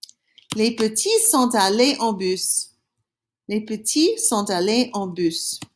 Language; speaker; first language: French; non-native, fluent; English